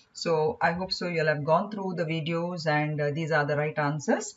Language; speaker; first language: English; non-native, local second language; Kannada